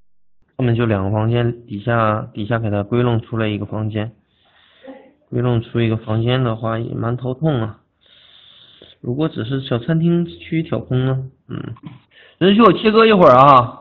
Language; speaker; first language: Chinese; native; Chinese